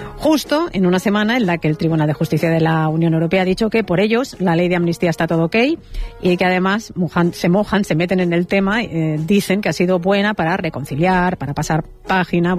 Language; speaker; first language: Spanish; native; Spanish